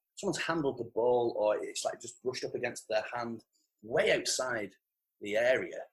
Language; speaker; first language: English; native; English